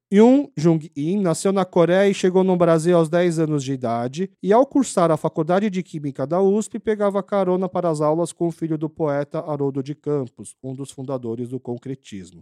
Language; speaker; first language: Portuguese; early bilingual, other home language; Korean